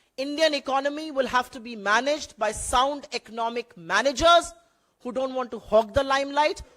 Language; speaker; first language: English; non-native, local second language; Hindi